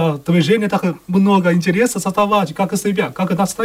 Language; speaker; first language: Russian; non-native, learner; Chinese